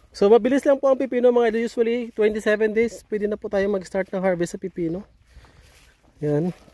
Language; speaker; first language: Filipino; non-native, local second language; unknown